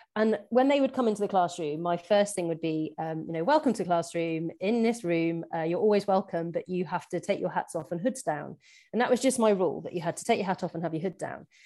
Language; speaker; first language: English; native; English